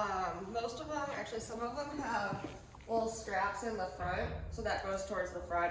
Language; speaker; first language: English; native; English